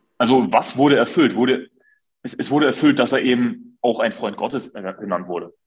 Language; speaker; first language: German; native; German